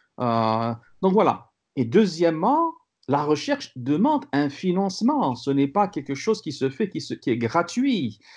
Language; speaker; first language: French; non-native, local second language; Kabyle